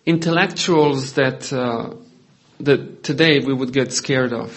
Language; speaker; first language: English; non-native, fluent; Croatian